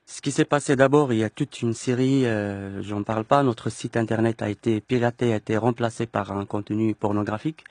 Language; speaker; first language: French; non-native, local second language; Arabic